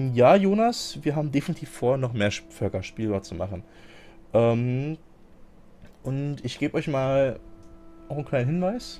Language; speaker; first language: German; native; German